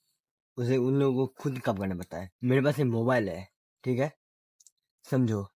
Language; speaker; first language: Hindi; non-native, local second language; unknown